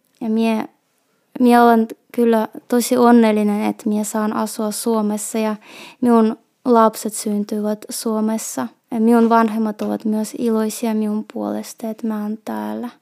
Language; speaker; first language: Finnish; non-native, fluent; Russian